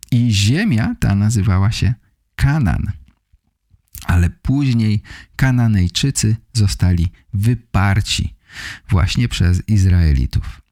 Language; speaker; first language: Polish; native; Polish